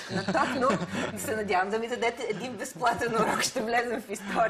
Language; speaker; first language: Bulgarian; native; Bulgarian